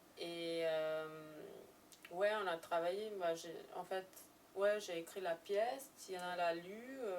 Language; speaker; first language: French; non-native, fluent; Serbian